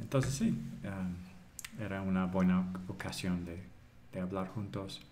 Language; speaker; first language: Spanish; non-native, fluent; English